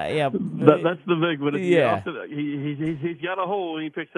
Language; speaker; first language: English; native; English